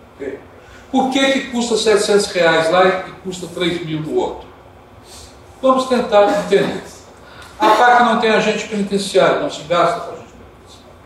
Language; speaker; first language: Portuguese; non-native, fluent; Dutch